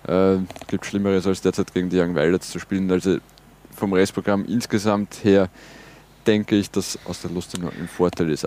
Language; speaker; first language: German; native; German